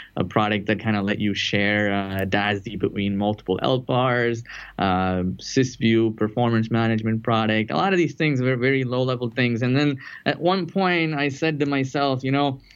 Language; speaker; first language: English; non-native, local second language; Tamil